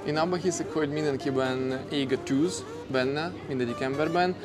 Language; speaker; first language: Hungarian; non-native, fluent; Russian